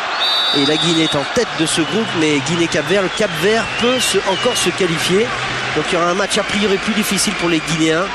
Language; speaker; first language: French; native; French